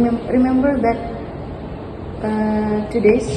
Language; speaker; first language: English; non-native, fluent; Indonesian